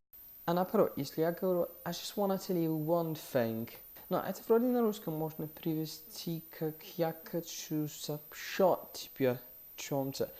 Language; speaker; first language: Russian; non-native, fluent; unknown